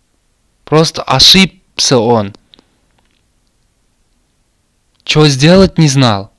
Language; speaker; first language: Russian; non-native, learner; Turkmen